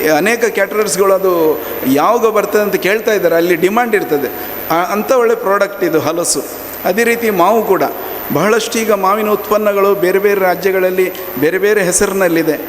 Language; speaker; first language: Kannada; non-native, local second language; Konkani